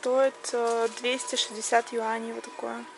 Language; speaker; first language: Russian; native; Russian